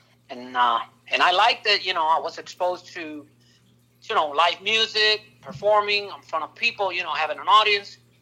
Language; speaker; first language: English; early bilingual, other home language; Spanish